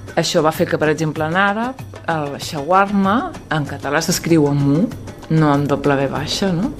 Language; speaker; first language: Catalan; native; Catalan